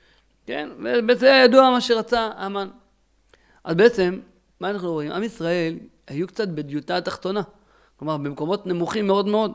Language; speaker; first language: Hebrew; native; Hebrew